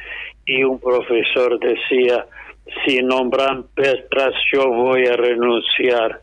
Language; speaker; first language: Spanish; non-native, fluent; English